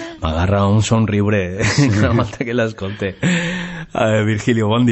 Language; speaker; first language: Spanish; native; Spanish